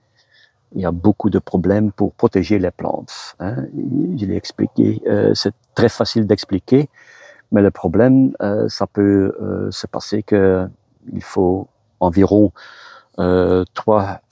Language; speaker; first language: French; non-native, local second language; Dutch